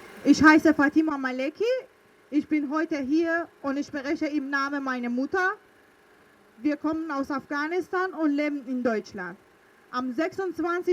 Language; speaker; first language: German; early bilingual, other home language; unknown